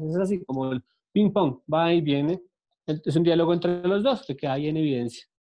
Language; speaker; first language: Spanish; native; Spanish